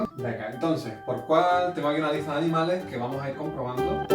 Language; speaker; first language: Spanish; non-native, fluent; Korean